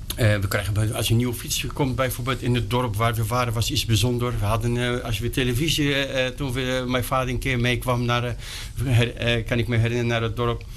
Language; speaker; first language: Dutch; non-native, fluent; Arabic